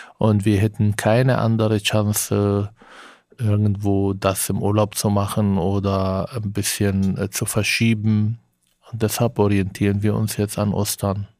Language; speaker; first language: German; non-native, fluent; Arabic